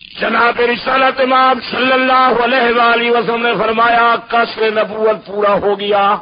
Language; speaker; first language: Urdu; non-native, local second language; Saraiki